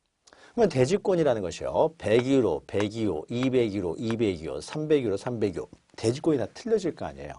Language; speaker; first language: Korean; native; Korean